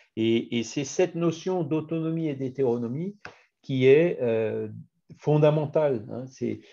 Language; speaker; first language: French; native; French